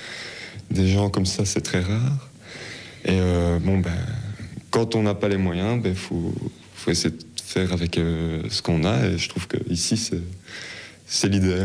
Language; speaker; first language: French; native; French